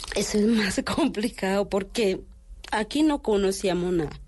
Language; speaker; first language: Spanish; non-native, local second language; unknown